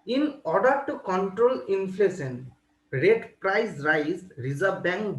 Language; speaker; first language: English; non-native, local second language; Bangla